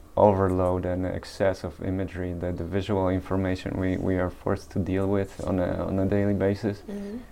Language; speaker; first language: English; early bilingual, other home language; Polish